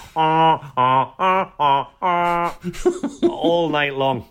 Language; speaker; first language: English; native; English